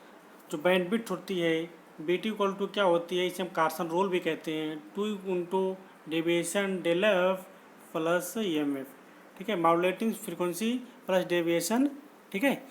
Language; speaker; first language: Hindi; native; Hindi